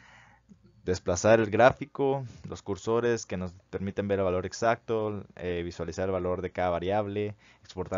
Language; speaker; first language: Spanish; native; Spanish